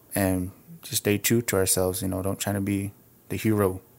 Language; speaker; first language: English; native; English